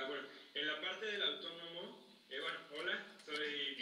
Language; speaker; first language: Spanish; native; Spanish